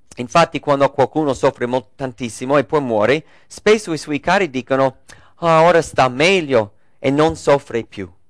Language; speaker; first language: Italian; non-native, fluent; English